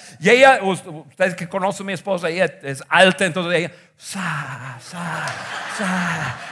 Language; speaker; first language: Spanish; non-native, fluent; English